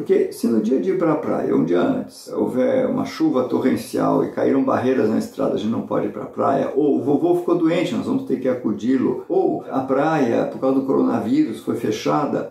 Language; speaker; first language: Portuguese; native; Portuguese